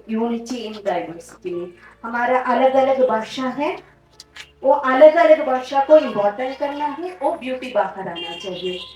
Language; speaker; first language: Hindi; non-native, local second language; Malayalam